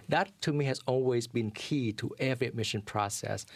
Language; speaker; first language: English; early bilingual, other home language; Vietnamese